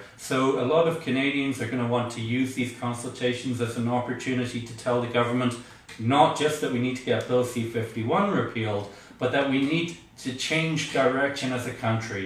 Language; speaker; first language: English; native; English